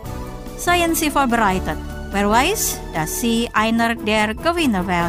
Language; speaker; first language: German; non-native, fluent; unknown